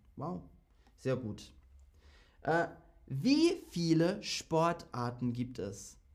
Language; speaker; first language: German; non-native, fluent; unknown